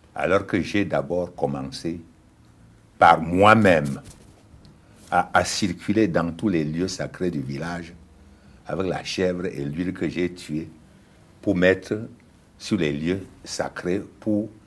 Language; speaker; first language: French; non-native, local second language; Ghomala